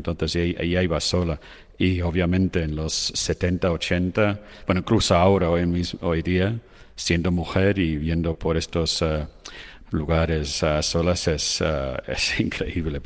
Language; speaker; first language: Spanish; non-native, fluent; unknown